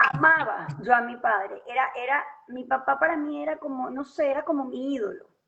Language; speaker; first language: Spanish; native; Spanish